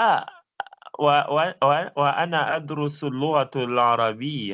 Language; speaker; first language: Arabic; non-native, learner; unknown